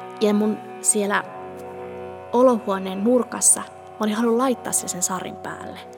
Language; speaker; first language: Finnish; early bilingual, other home language; Bangla